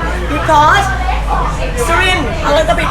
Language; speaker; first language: English; non-native, learner; Thai